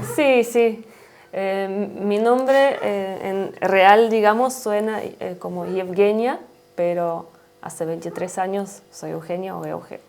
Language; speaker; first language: Spanish; non-native, fluent; Russian